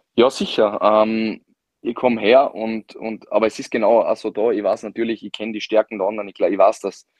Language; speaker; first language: German; native; German